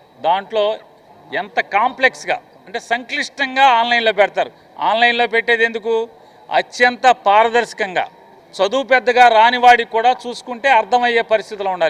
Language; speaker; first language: Telugu; native; Telugu